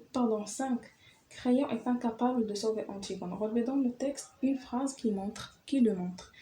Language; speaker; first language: French; non-native, local second language; Arabic